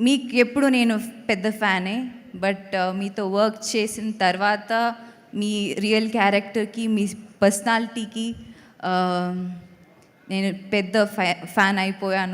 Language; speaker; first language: Telugu; non-native, local second language; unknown